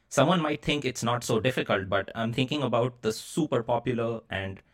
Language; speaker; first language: English; non-native, local second language; Bangla